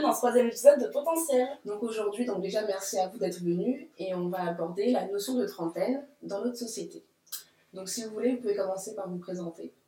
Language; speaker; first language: French; native; French